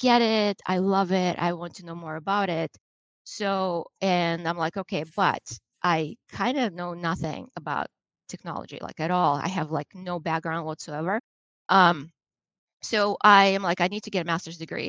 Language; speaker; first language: English; non-native, fluent; Russian